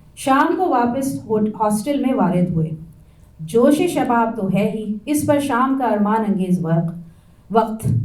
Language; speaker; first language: Urdu; native; Urdu